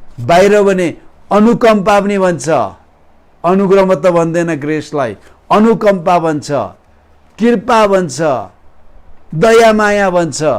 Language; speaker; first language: Nepali; non-native, local second language; Limbu